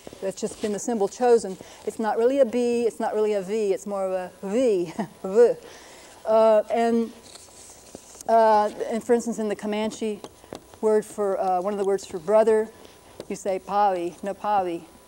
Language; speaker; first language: English; native; English